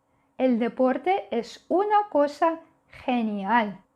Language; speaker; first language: Spanish; non-native, fluent; Russian